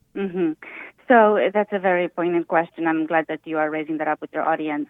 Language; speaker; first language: English; early bilingual, other home language; Romanian